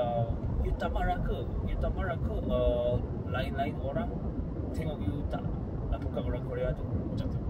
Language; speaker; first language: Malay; non-native, fluent; Korean